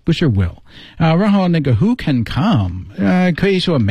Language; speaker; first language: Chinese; non-native, fluent; English